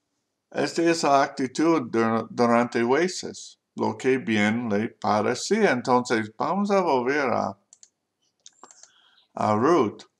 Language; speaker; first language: Spanish; non-native, learner; English